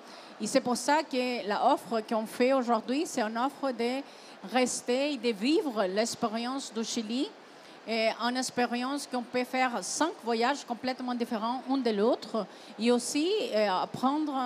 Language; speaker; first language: French; non-native, fluent; Spanish